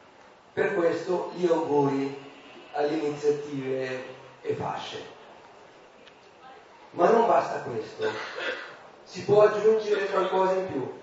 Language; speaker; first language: Italian; non-native, learner; Portuguese